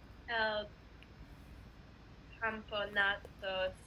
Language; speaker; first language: Spanish; non-native, learner; English